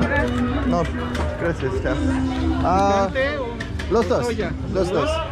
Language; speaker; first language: Spanish; non-native, learner; English